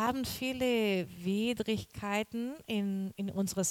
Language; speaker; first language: German; non-native, learner; Portuguese